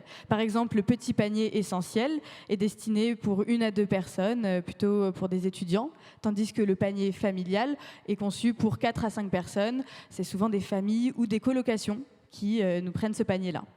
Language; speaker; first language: French; native; French